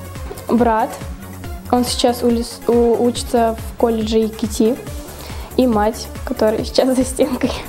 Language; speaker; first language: Russian; native; Russian